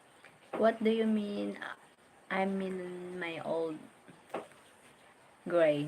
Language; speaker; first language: English; non-native, learner; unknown